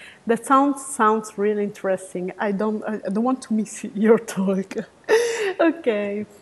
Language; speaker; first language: English; non-native, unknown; Italian